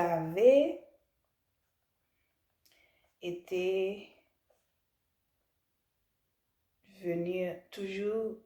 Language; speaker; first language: French; non-native, learner; English